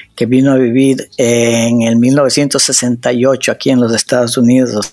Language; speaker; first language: Spanish; native; Spanish